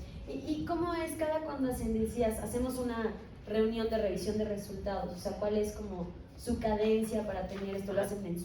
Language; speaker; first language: Spanish; native; Spanish